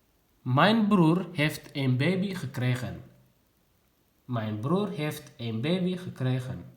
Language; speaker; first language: Dutch; non-native, learner; Tigrinya